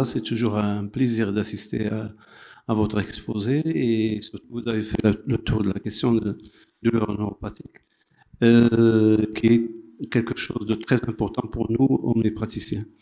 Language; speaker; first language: French; non-native, local second language; Arabic